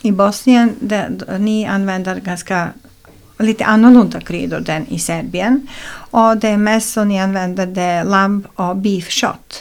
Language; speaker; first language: Swedish; non-native, fluent; Serbian